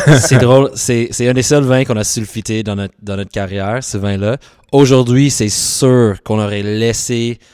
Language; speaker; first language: French; native; French